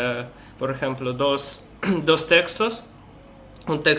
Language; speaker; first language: Spanish; non-native, learner; Russian